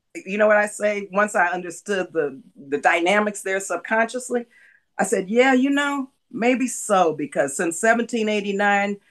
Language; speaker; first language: English; native; English